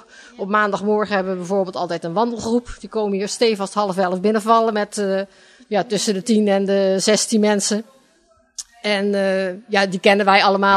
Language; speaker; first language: Dutch; native; Dutch